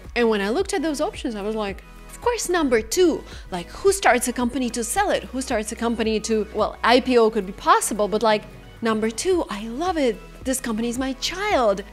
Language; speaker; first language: English; non-native, fluent; Russian